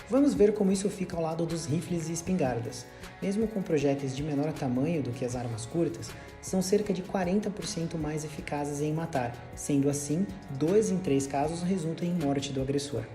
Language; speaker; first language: Portuguese; native; Portuguese